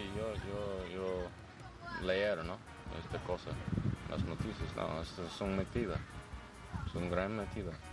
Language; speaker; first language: Spanish; non-native, learner; English